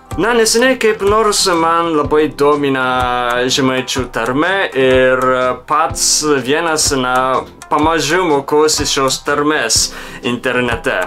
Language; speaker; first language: Lithuanian; non-native, fluent; Japanese